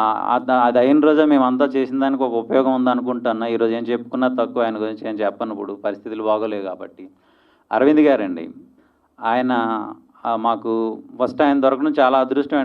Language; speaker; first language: Telugu; native; Telugu